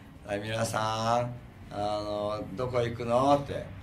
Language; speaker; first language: Japanese; native; Japanese